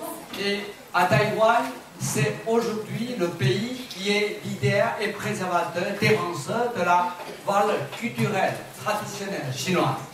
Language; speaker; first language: French; non-native, fluent; Chinese